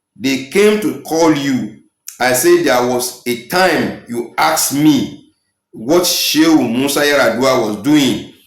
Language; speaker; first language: English; non-native, local second language; Yoruba